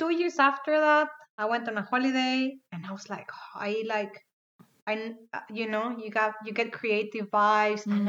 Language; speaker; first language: English; non-native, fluent; Spanish